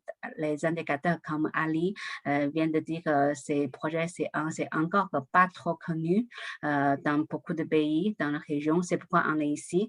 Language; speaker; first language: French; non-native, learner; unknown